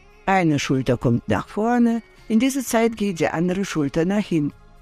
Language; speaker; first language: German; non-native, fluent; Russian